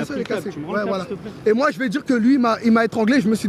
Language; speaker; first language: French; native; French